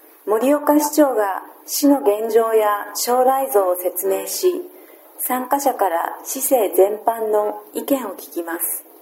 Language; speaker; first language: Japanese; native; Japanese